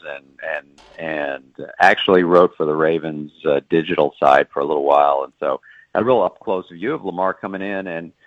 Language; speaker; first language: English; native; English